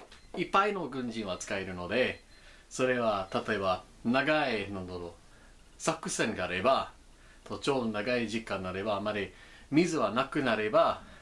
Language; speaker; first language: Japanese; non-native, learner; English